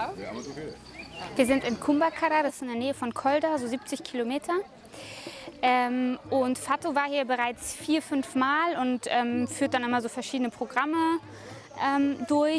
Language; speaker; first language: German; native; German